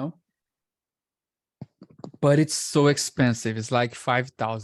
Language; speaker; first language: English; non-native, fluent; Portuguese